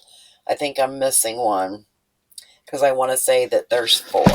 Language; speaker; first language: English; native; English